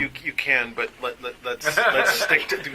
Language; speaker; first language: English; native; English